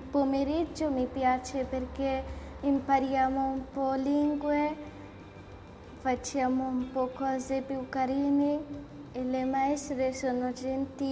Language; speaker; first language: Italian; non-native, learner; Bangla